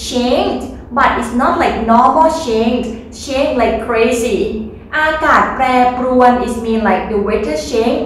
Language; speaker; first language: English; non-native, learner; Thai